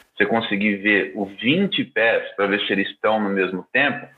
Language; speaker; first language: Portuguese; native; Portuguese